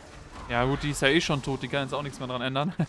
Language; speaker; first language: German; native; German